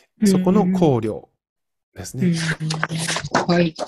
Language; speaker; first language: Japanese; native; Japanese